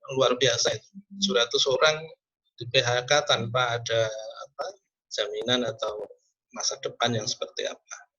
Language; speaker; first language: Indonesian; non-native, local second language; Javanese